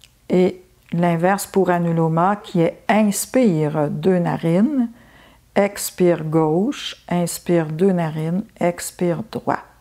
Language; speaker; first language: French; native; French